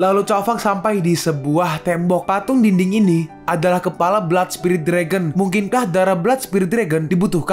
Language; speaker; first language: Indonesian; native; Indonesian